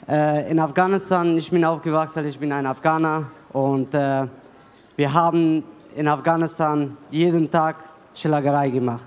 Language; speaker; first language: German; non-native, learner; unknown